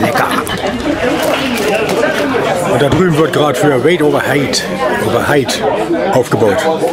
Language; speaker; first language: German; native; German